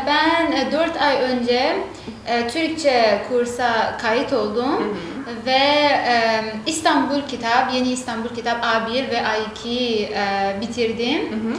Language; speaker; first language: Turkish; non-native, learner; Persian